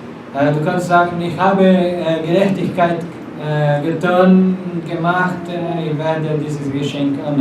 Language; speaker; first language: German; non-native, fluent; Portuguese